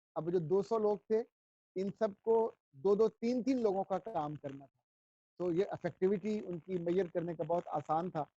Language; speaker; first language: Urdu; non-native, local second language; Punjabi